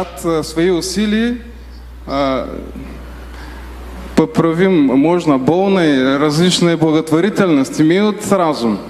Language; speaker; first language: Russian; non-native, learner; Bulgarian